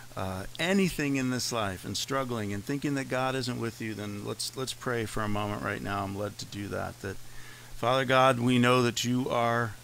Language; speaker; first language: English; native; English